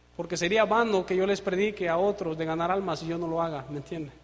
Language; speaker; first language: Spanish; native; Spanish